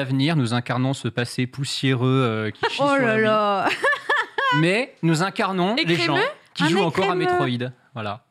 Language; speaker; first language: French; native; French